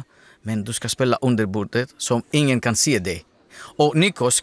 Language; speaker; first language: Swedish; non-native, learner; Greek